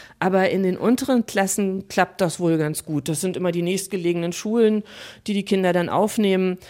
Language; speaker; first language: German; native; German